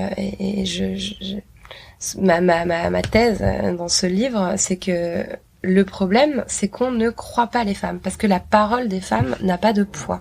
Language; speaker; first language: French; native; French